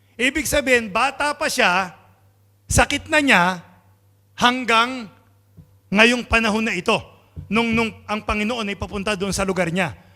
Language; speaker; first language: Filipino; non-native, local second language; Pampanga